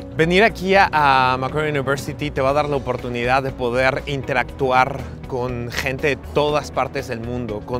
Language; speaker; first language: Spanish; native; Spanish